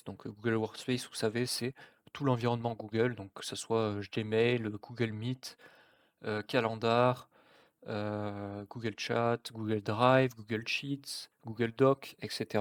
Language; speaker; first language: French; native; French